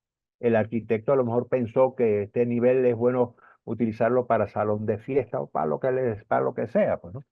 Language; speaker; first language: Spanish; native; Spanish